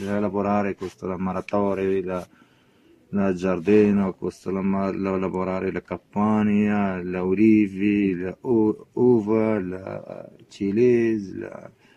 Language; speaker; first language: Italian; non-native, learner; Arabic